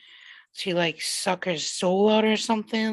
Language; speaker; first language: English; native; English